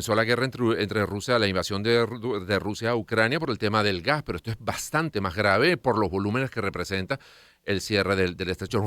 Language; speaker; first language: Spanish; native; Spanish